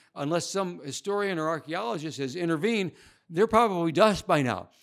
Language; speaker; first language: English; native; English